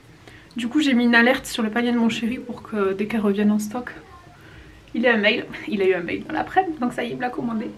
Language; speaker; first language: French; native; French